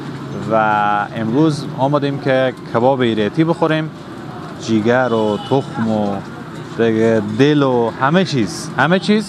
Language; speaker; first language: Persian; native; Persian